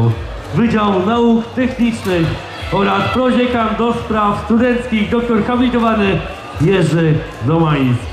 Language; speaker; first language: Polish; native; Polish